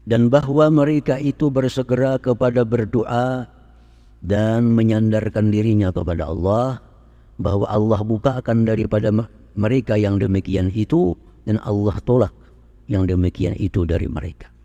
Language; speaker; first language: Indonesian; non-native, local second language; Banjar